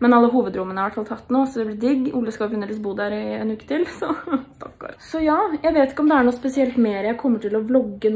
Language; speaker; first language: Norwegian; native; Norwegian